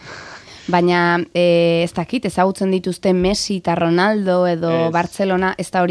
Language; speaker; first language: Basque; native; Basque